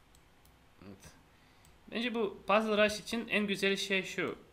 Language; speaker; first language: Turkish; non-native, fluent; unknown